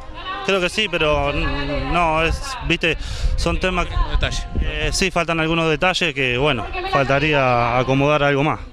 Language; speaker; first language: Spanish; native; Spanish